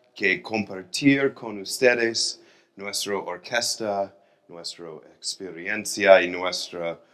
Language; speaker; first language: Spanish; non-native, learner; English